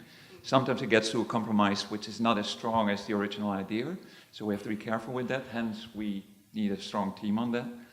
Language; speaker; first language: English; non-native, fluent; Dutch